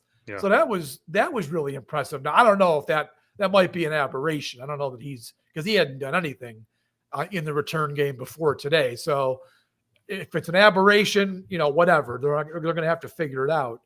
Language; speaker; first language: English; native; English